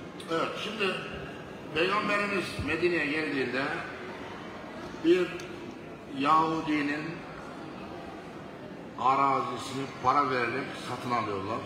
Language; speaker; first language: Turkish; native; Turkish